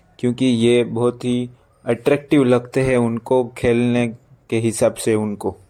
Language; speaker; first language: Hindi; non-native, local second language; Gujarati